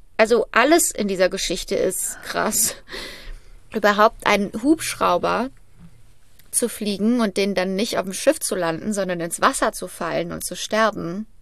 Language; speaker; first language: German; native; German